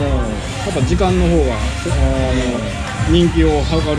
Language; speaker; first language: Japanese; native; Japanese